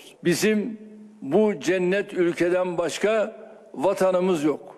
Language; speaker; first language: Turkish; native; Turkish